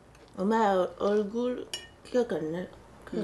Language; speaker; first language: Korean; non-native, learner; French